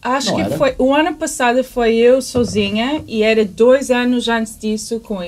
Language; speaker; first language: Portuguese; non-native, fluent; English